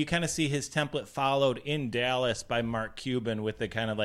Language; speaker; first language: English; native; English